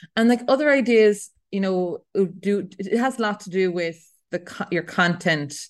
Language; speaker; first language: English; native; English